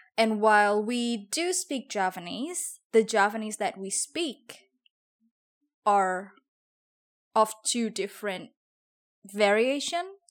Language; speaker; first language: English; non-native, fluent; Javanese